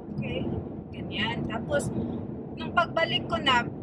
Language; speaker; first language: Filipino; non-native, local second language; Cebuano